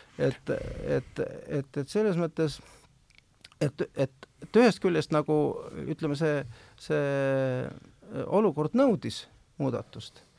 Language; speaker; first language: Estonian; native; Estonian